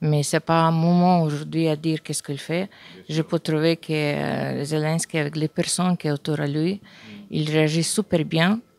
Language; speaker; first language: French; non-native, fluent; Ukrainian